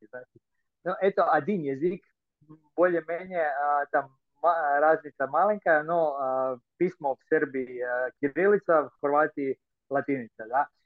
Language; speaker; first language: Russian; non-native, fluent; Croatian